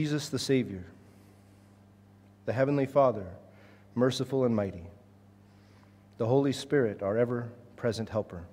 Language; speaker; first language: English; native; English